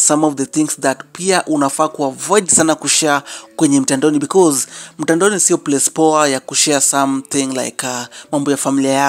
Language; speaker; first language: Swahili; non-native, local second language; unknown